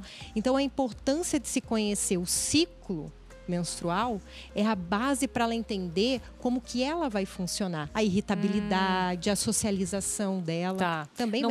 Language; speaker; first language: Portuguese; native; Portuguese